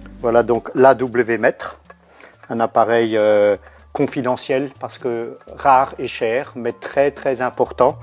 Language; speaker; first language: French; native; French